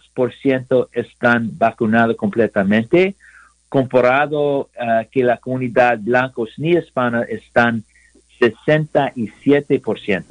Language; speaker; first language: Spanish; non-native, learner; English